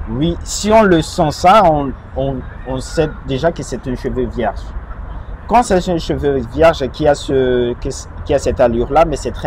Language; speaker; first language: French; non-native, fluent; Chinese